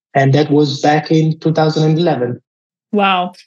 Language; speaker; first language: English; non-native, fluent; Italian